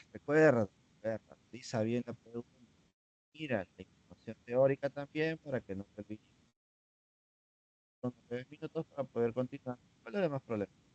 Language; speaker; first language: Spanish; native; Spanish